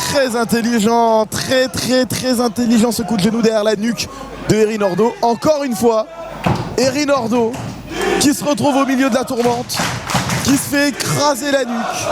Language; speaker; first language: French; native; French